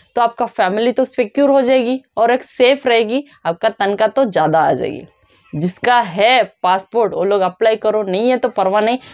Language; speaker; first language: Hindi; non-native, local second language; Kannada